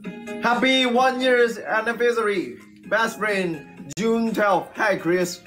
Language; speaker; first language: English; non-native, learner; Vietnamese